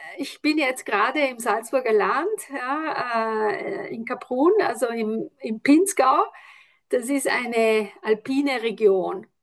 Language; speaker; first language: German; non-native, fluent; Italian